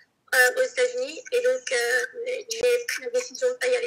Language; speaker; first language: French; native; French